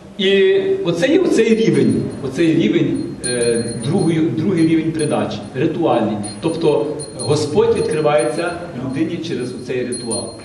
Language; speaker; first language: Ukrainian; non-native, local second language; Russian